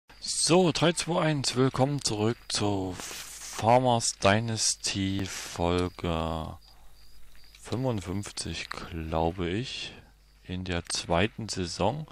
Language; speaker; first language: German; native; German